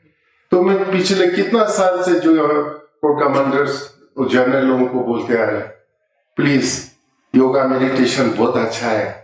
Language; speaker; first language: Hindi; non-native, local second language; Ladakhi